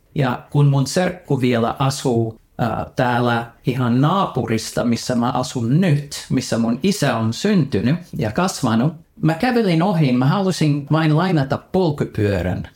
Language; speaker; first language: Finnish; early bilingual, heritage; Finnish